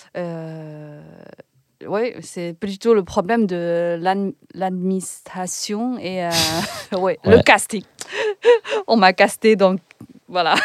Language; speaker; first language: French; non-native, fluent; Chinese